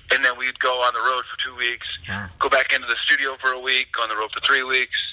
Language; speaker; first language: English; native; English